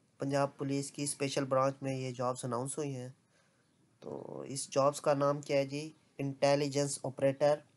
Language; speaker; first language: Urdu; non-native, local second language; Punjabi